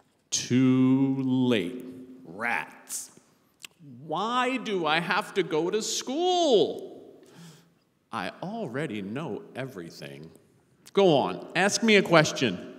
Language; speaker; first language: English; native; English